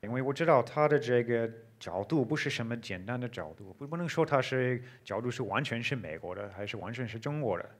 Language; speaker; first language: Chinese; non-native, fluent; English